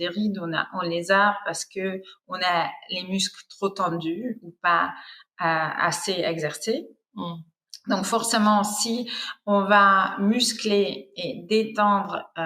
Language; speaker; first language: French; non-native, fluent; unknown